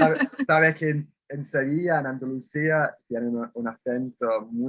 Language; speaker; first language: Spanish; non-native, fluent; English